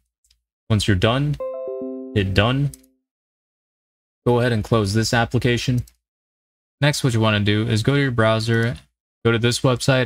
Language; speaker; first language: English; native; English